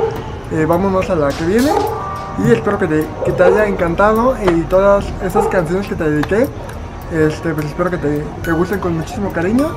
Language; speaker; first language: Spanish; native; Spanish